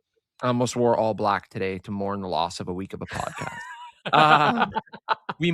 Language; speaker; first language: English; native; English